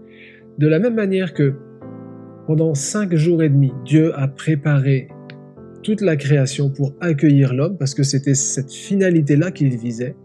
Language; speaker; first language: French; native; French